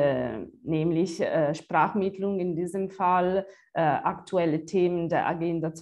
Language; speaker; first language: German; non-native, fluent; Italian